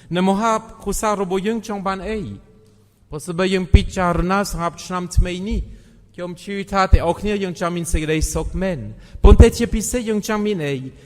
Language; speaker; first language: Khmer; non-native, fluent; French